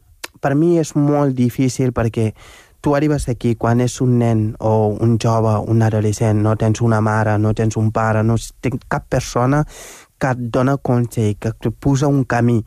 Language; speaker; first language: Catalan; non-native, fluent; Wolof